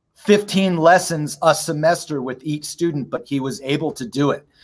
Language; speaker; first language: English; native; English